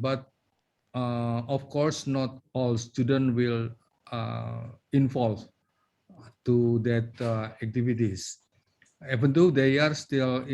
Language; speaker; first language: English; non-native, learner; Indonesian